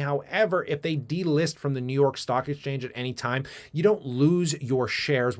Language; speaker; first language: English; native; English